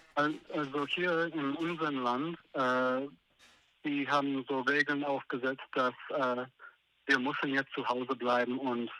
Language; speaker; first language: German; non-native, learner; English